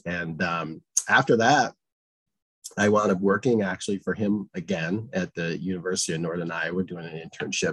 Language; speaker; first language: English; native; English